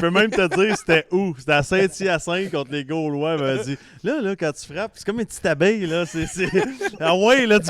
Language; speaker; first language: French; native; French